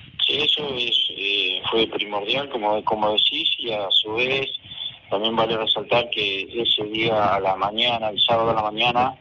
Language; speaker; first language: Spanish; native; Spanish